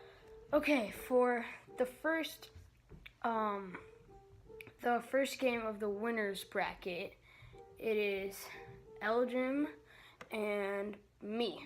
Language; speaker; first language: English; native; English